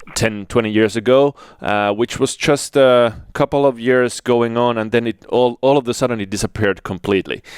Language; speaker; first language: English; non-native, fluent; Finnish